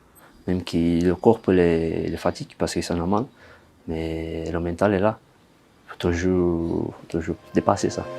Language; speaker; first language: French; non-native, learner; Portuguese